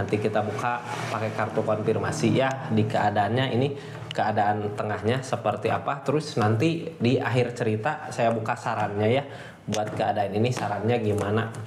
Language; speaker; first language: Indonesian; native; Indonesian